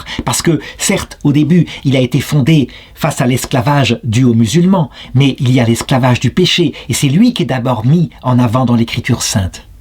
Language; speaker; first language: French; native; French